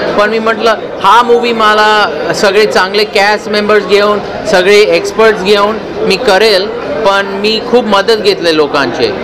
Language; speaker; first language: Marathi; early bilingual, heritage; English